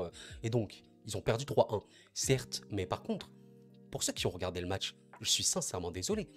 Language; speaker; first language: French; native; French